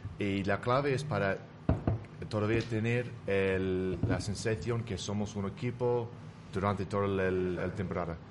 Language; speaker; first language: Spanish; non-native, fluent; English